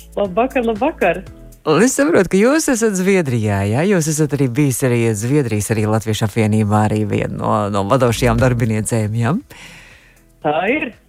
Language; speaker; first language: Latvian; early bilingual, heritage; Latvian